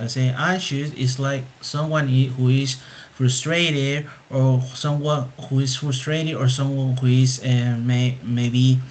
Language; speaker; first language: English; non-native, fluent; Spanish